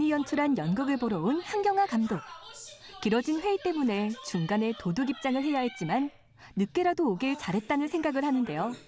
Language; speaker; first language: Korean; native; Korean